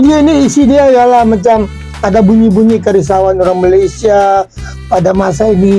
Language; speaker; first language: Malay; non-native, fluent; Filipino